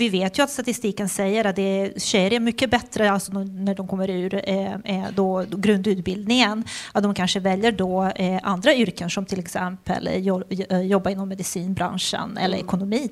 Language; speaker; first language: Swedish; non-native, fluent; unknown